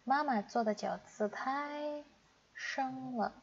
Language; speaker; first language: Chinese; non-native, fluent; Indonesian